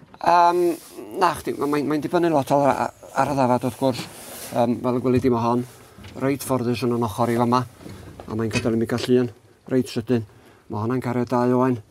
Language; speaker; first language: Welsh; native; Welsh